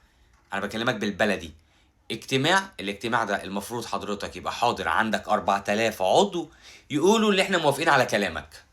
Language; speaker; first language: Arabic; native; Arabic